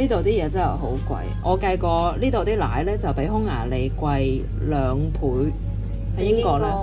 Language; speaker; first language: Cantonese; native; Cantonese